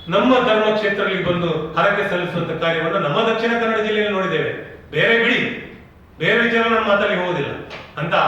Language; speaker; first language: Kannada; native; Kannada